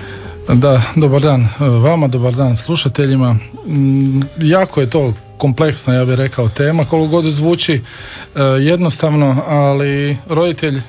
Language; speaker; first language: Serbian; native; Serbian